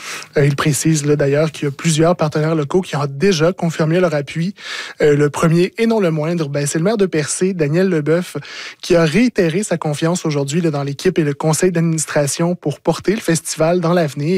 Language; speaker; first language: French; native; French